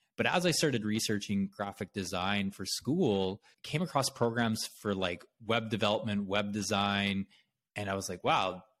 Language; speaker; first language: English; native; English